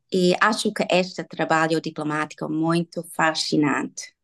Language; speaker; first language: Portuguese; non-native, fluent; English